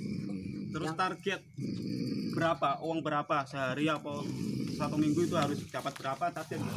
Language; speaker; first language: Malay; non-native, local second language; Javanese